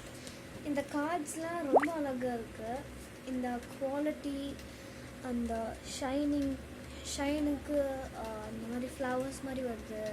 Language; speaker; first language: Tamil; early bilingual, heritage; Tamil